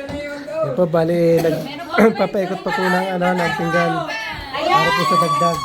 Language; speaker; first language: Filipino; native; Filipino